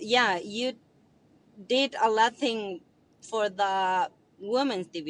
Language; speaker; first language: English; non-native, learner; Spanish